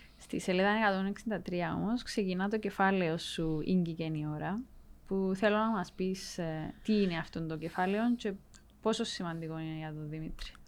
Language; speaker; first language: Greek; native; Greek